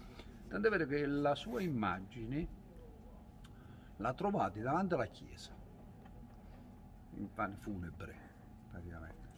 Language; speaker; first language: Italian; native; Italian